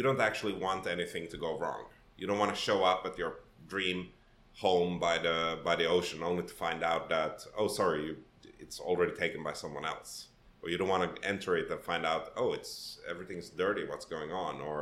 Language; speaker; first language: English; non-native, fluent; Swedish